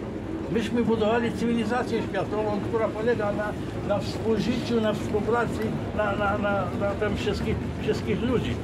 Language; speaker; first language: Polish; non-native, fluent; Arabic